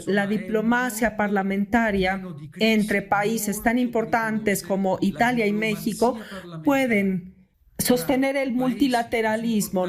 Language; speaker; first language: Spanish; non-native, fluent; Italian